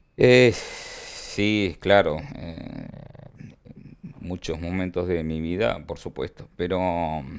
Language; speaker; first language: Spanish; native; Spanish